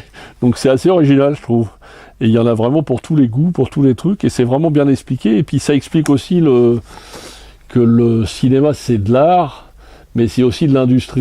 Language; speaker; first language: French; native; French